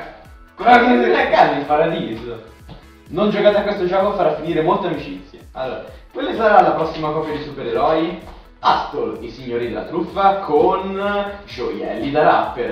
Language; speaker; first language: Italian; native; Italian